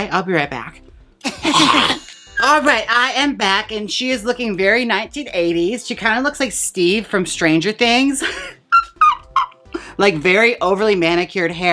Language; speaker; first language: English; native; English